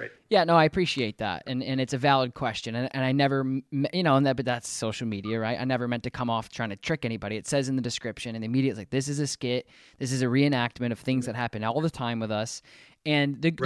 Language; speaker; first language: English; native; English